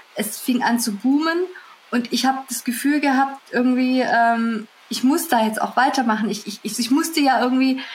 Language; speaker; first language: German; early bilingual, other home language; Russian